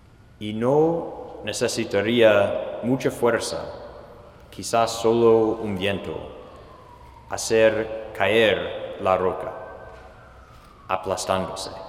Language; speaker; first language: Spanish; non-native, fluent; English